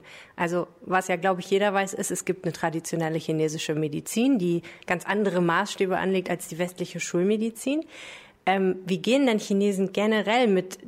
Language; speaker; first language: German; native; German